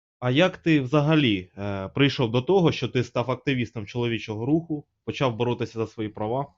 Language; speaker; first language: Ukrainian; native; Ukrainian